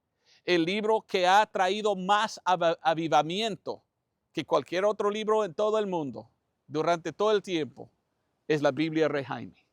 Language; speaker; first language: Spanish; non-native, fluent; English